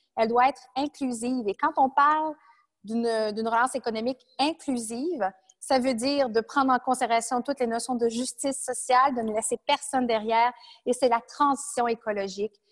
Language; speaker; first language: French; native; French